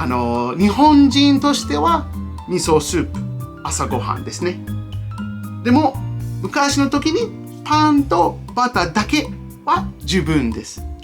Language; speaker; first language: Japanese; non-native, fluent; English